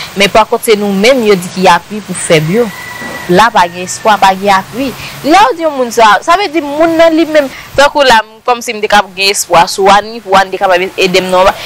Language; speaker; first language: Haitian Creole; native; Haitian Creole